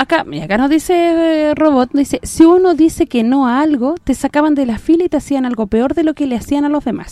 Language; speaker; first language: Spanish; native; Spanish